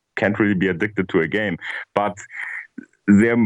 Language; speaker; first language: English; non-native, fluent; German